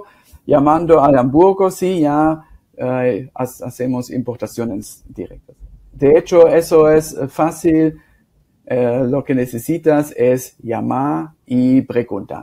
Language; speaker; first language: Spanish; non-native, fluent; German